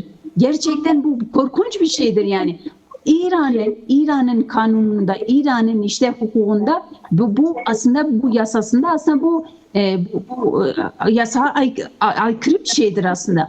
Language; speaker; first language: Turkish; non-native, fluent; Kurdish